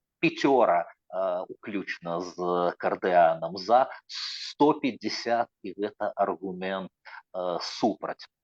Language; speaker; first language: Belarusian; native; Belarusian